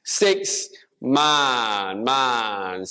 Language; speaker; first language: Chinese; native; Chinese